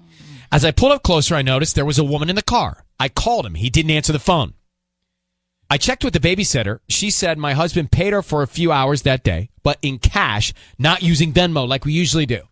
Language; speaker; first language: English; native; English